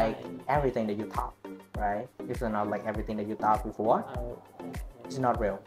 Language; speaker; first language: English; non-native, learner; Vietnamese